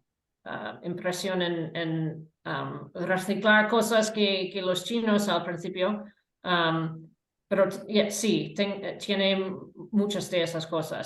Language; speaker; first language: Spanish; non-native, fluent; English